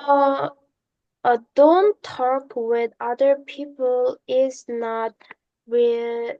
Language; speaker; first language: English; non-native, learner; Korean